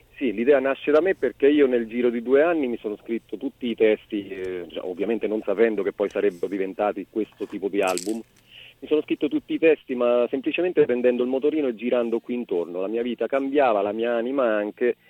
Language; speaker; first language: Italian; native; Italian